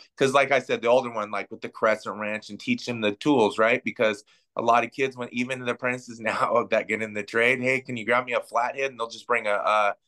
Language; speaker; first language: English; native; English